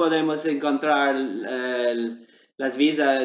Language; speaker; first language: Spanish; non-native, learner; English